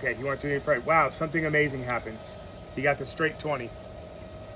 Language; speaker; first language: English; native; English